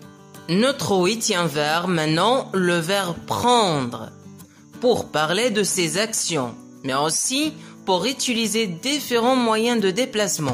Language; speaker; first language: French; non-native, local second language; Arabic